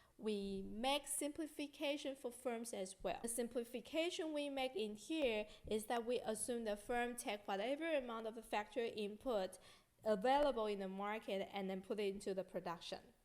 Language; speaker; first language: English; non-native, fluent; Chinese